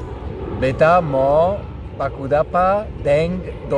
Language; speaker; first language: Indonesian; non-native, fluent; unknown